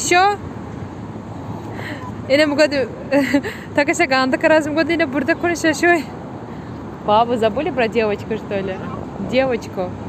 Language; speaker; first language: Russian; non-native, learner; Tajik